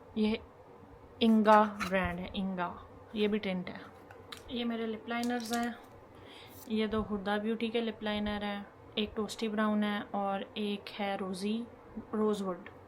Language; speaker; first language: Urdu; native; Urdu